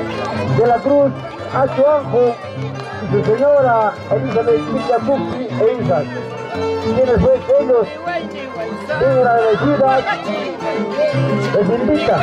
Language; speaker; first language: Spanish; native; Spanish